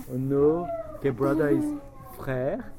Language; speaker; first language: English; non-native, fluent; French